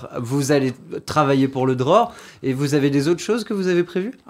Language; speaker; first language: French; native; French